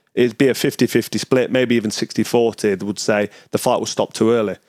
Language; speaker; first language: English; native; English